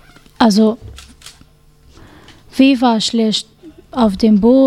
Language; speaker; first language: German; non-native, learner; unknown